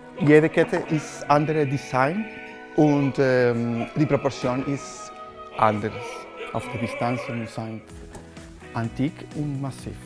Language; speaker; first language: German; non-native, learner; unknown